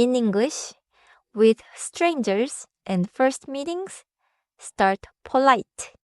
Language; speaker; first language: English; non-native, fluent; Korean